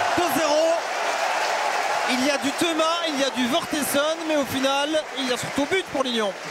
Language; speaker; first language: French; native; French